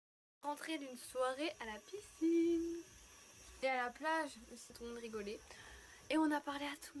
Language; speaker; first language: French; native; French